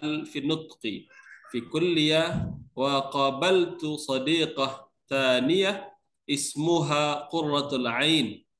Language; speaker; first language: Arabic; non-native, learner; Indonesian